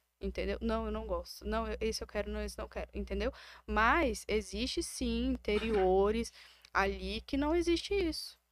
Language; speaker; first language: Portuguese; native; Portuguese